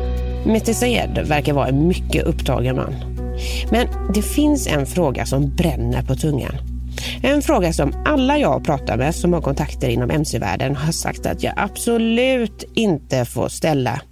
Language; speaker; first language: Swedish; native; Swedish